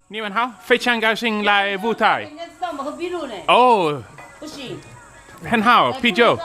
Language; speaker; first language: Chinese; non-native, learner; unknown